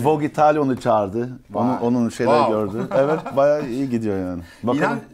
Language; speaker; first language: Turkish; early bilingual, heritage; Turkish